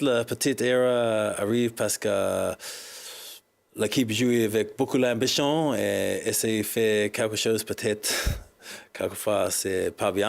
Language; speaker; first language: French; non-native, learner; English